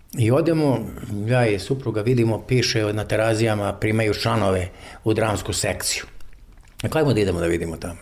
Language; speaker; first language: Serbian; native; Serbian